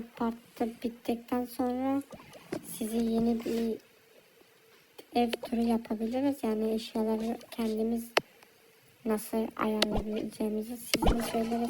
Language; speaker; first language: Turkish; early bilingual, heritage; Turkish